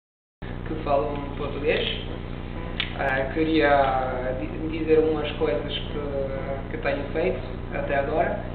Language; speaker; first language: Portuguese; non-native, learner; Italian